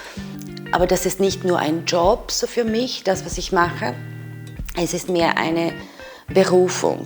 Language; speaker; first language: German; non-native, fluent; Serbian